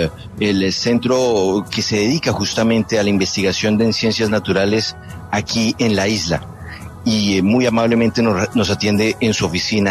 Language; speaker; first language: Spanish; native; Spanish